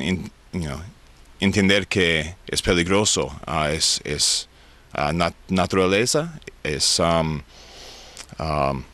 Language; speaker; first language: Spanish; non-native, learner; English